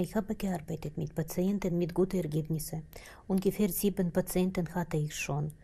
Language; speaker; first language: German; non-native, learner; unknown